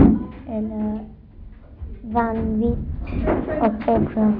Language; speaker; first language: French; non-native, learner; English